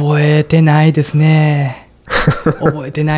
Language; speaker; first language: Japanese; native; Japanese